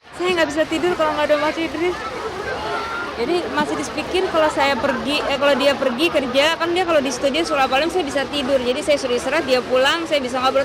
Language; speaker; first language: Indonesian; native; Indonesian